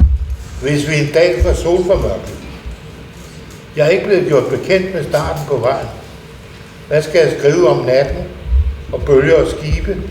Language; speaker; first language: Danish; native; Danish